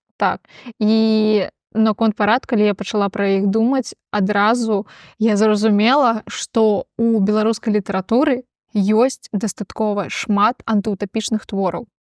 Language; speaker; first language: Belarusian; non-native, local second language; Russian